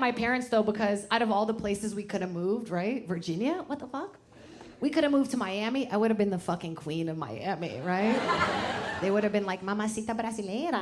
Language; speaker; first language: English; early bilingual, other home language; Portuguese